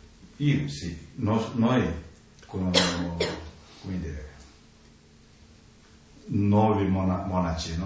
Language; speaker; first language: Italian; non-native, learner; Tibetan